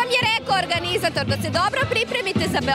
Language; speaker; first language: Serbian; native; Serbian